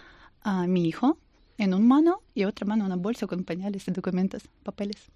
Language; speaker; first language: Spanish; non-native, learner; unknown